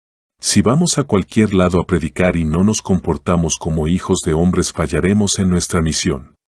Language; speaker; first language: Spanish; native; Spanish